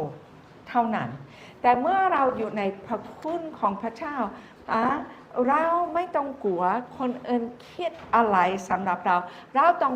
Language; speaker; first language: Thai; non-native, fluent; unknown